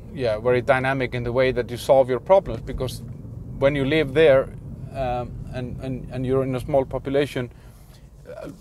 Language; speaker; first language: English; non-native, fluent; Icelandic